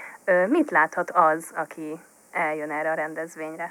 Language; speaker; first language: Hungarian; native; Hungarian